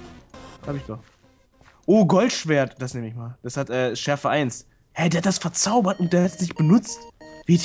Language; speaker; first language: German; native; German